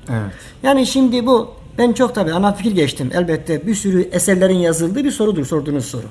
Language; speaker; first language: Turkish; native; Turkish